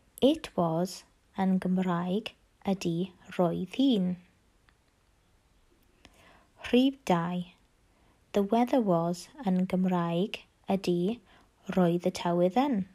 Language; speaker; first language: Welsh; non-native, learner; English